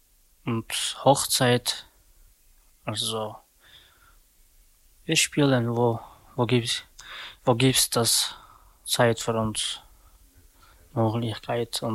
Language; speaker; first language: German; non-native, learner; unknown